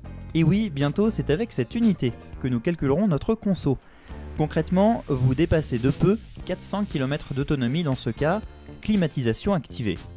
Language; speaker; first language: French; native; French